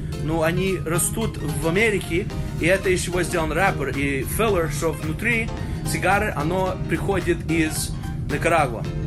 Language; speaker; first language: Russian; early bilingual, heritage; Russian